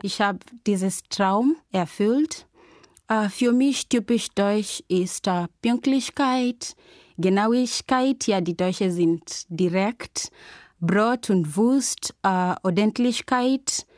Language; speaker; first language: German; non-native, fluent; Swahili